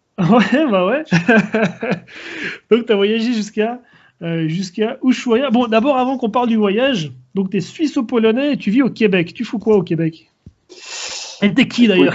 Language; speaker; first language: French; native; French